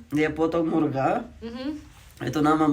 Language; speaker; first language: Indonesian; non-native, learner; Urdu